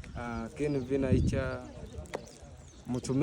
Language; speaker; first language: Romanian; non-native, learner; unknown